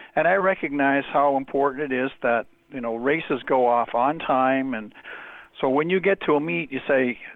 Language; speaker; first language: English; native; English